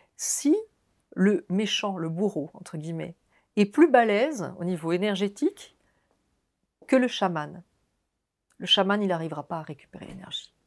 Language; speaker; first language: French; native; French